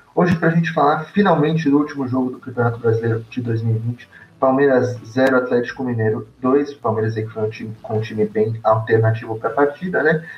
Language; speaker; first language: Portuguese; native; Portuguese